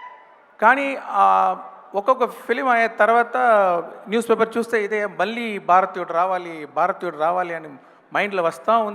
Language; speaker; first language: Telugu; non-native, local second language; Tamil